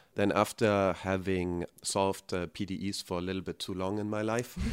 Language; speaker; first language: English; non-native, fluent; German